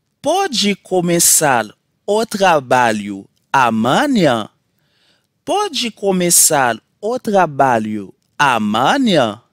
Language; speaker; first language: Portuguese; non-native, learner; Haitian Creole